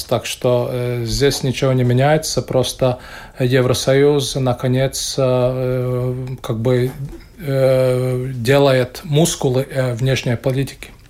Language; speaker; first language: Russian; non-native, local second language; Latvian